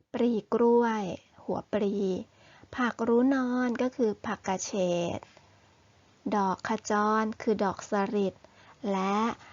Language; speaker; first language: Thai; native; Thai